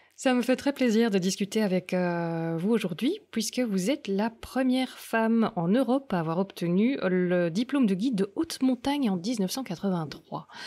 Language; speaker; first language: French; native; French